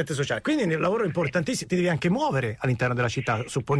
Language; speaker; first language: Italian; native; Italian